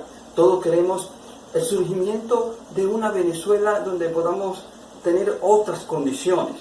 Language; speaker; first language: Spanish; native; Spanish